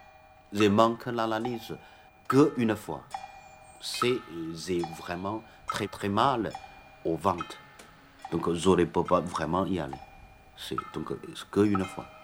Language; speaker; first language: French; non-native, learner; Chinese